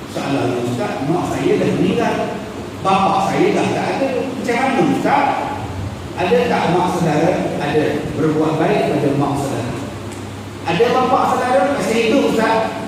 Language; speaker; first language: Malay; native; Malay